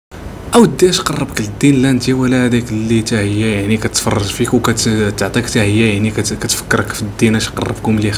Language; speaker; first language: Arabic; native; Arabic